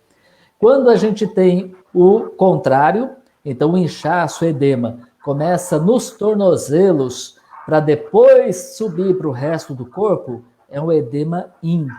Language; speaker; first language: Portuguese; native; Portuguese